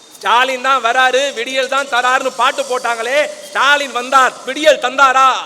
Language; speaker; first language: Tamil; native; Tamil